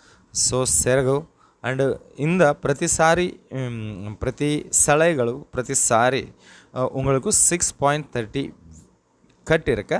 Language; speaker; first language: Tamil; non-native, local second language; Kannada